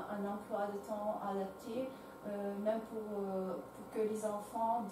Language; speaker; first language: French; non-native, fluent; Ukrainian